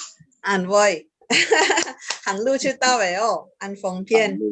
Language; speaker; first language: Chinese; early bilingual, heritage; Chinese